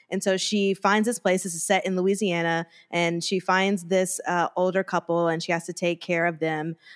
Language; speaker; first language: English; native; English